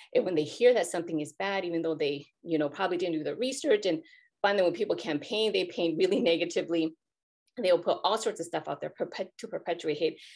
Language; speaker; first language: English; native; English